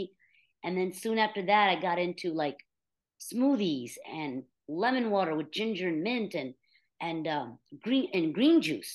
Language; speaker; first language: English; native; English